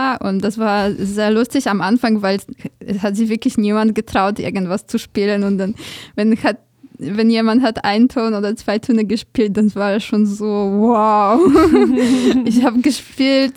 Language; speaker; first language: German; non-native, fluent; Polish